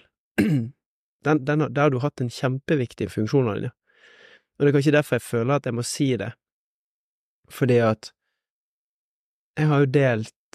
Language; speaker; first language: Norwegian; native; Norwegian